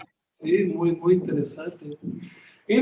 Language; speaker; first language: Spanish; non-native, learner; Portuguese